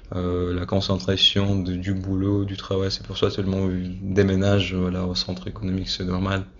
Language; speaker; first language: French; non-native, fluent; Russian